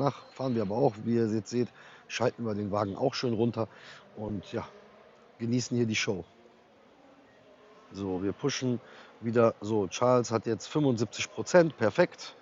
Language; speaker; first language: German; native; German